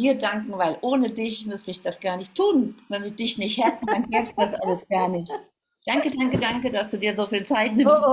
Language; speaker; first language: German; native; German